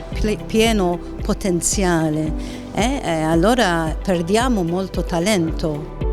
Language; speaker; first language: Italian; non-native, fluent; Maltese